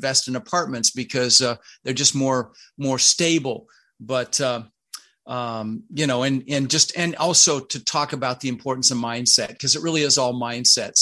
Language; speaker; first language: English; early bilingual, other home language; Dutch